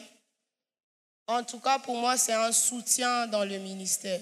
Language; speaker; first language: French; non-native, local second language; Swahili